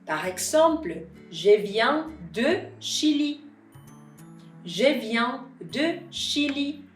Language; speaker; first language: French; non-native, fluent; Spanish